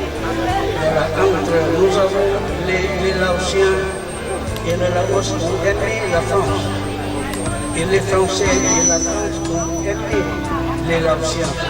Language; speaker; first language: French; non-native, local second language; Lao